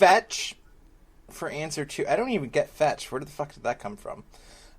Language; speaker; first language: English; native; English